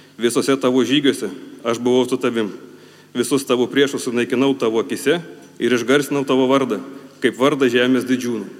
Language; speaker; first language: Lithuanian; native; Lithuanian